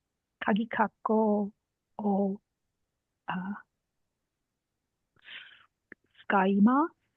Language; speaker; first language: Japanese; non-native, learner; English